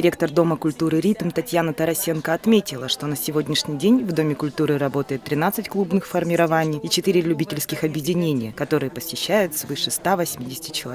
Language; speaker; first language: Russian; native; Russian